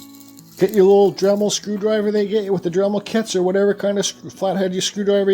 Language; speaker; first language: English; native; English